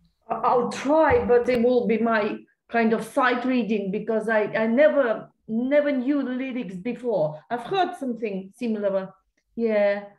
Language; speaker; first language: English; non-native, fluent; Tatar